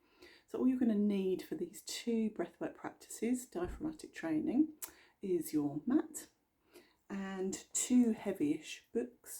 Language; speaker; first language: English; native; English